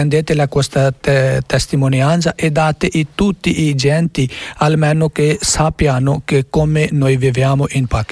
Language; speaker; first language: Italian; non-native, learner; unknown